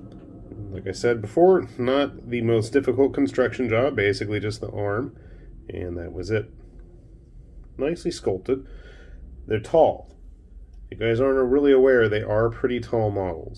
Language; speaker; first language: English; native; English